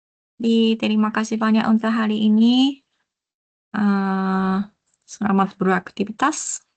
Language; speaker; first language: Indonesian; non-native, learner; Japanese